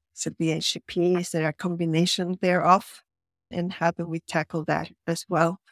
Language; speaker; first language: English; non-native, fluent; Spanish